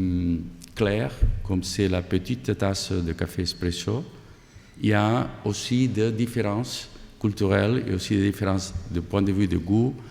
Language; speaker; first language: French; non-native, fluent; Catalan